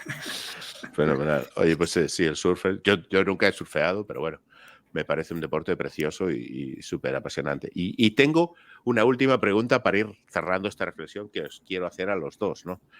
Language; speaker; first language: Spanish; native; Spanish